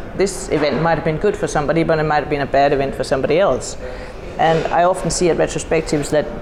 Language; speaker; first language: English; non-native, fluent; Danish